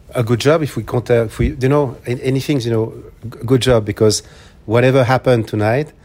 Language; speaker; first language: English; non-native, fluent; French